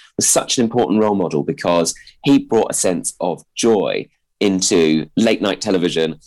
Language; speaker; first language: English; native; English